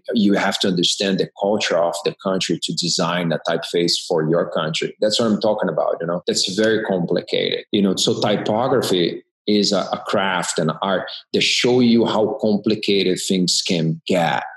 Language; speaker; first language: English; non-native, fluent; Portuguese